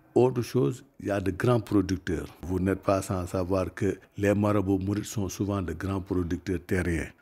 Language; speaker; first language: French; non-native, local second language; Wolof